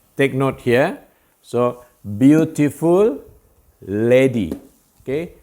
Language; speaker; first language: English; non-native, local second language; Malay